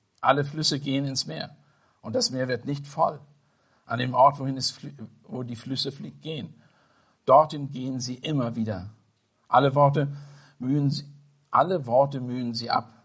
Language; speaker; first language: German; non-native, fluent; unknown